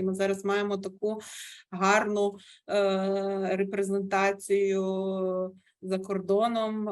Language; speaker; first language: Ukrainian; native; Ukrainian